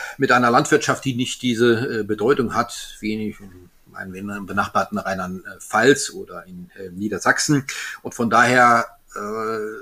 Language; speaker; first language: German; non-native, local second language; French